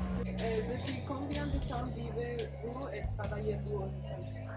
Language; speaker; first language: French; non-native, learner; English